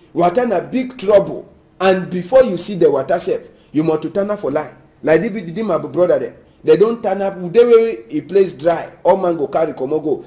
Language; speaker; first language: Nigerian Pidgin; native; Nigerian Pidgin